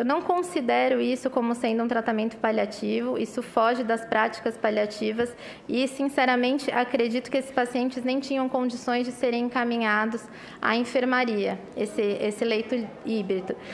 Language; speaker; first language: Portuguese; native; Portuguese